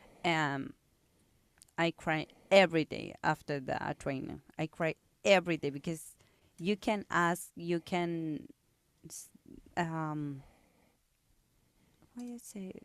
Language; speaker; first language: English; non-native, learner; Spanish